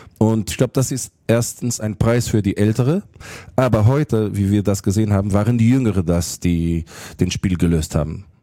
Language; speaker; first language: German; non-native, fluent; Portuguese